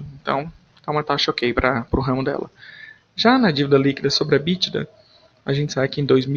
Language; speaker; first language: Portuguese; native; Portuguese